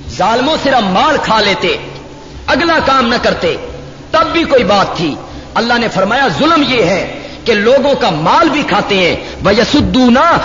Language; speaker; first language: Urdu; native; Urdu